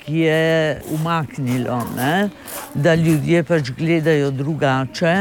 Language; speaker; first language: Slovenian; native; Slovenian